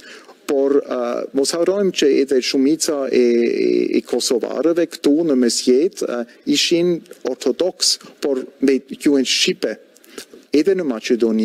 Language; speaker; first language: Albanian; non-native, fluent; German